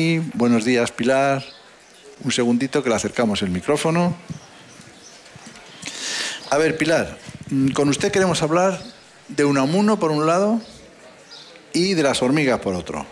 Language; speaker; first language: Spanish; native; Spanish